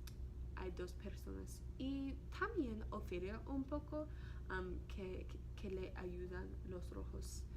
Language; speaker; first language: Spanish; non-native, learner; English